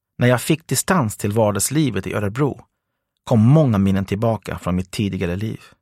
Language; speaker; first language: Swedish; non-native, fluent; English